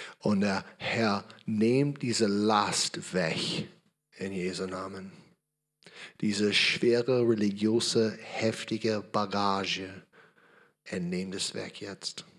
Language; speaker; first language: German; non-native, learner; English